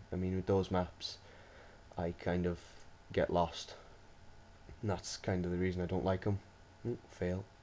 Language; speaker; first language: English; native; English